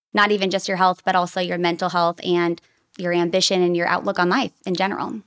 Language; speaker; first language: English; native; English